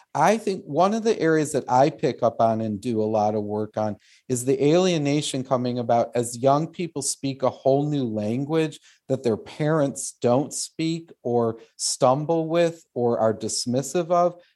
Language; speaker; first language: English; native; English